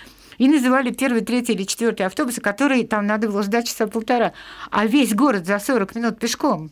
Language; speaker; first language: Russian; native; Russian